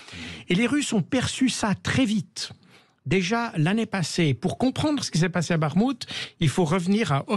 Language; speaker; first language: French; native; French